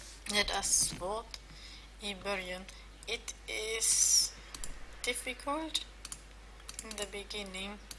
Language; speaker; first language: Swedish; non-native, learner; German